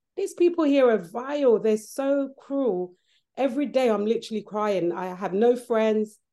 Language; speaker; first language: English; early bilingual, other home language; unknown